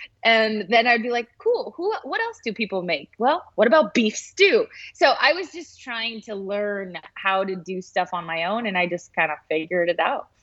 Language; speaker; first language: English; early bilingual, other home language; Spanish